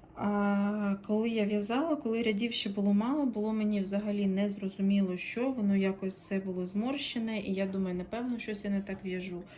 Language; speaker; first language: Ukrainian; non-native, local second language; Russian